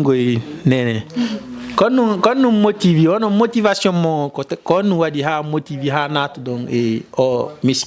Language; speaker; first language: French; non-native, local second language; Fula